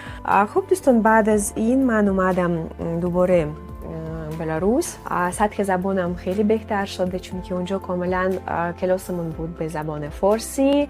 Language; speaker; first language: Persian; non-native, fluent; Russian